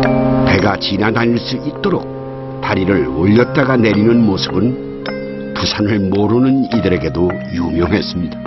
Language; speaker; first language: Korean; native; Korean